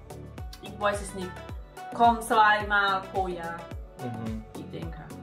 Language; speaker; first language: German; non-native, learner; Thai